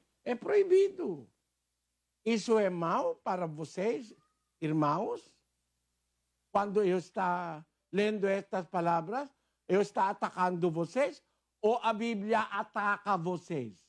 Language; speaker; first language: Portuguese; non-native, learner; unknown